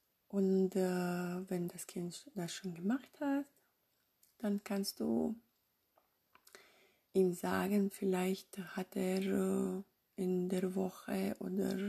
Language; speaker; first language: German; non-native, fluent; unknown